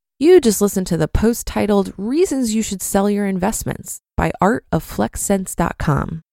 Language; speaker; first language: English; native; English